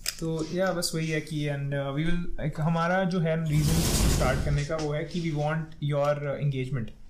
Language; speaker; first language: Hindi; non-native, local second language; Punjabi